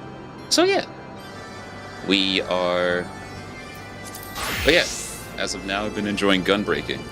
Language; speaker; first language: English; native; English